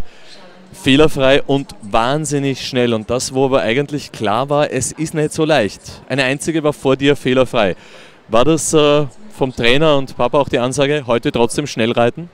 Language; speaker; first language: German; native; German